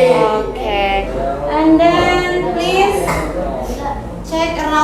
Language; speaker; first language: English; non-native, fluent; Indonesian